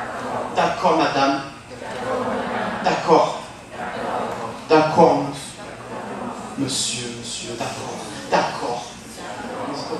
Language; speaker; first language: French; non-native, fluent; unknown